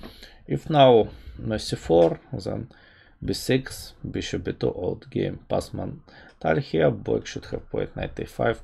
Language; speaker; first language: English; non-native, fluent; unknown